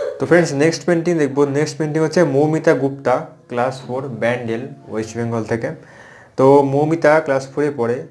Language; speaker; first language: Bangla; native; Bangla